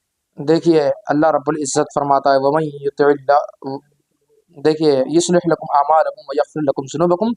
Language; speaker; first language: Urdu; native; Urdu